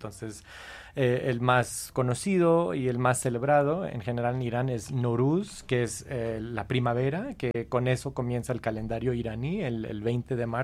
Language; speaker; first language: Spanish; non-native, fluent; English